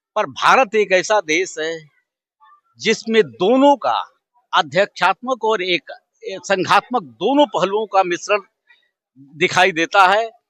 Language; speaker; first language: Hindi; native; Hindi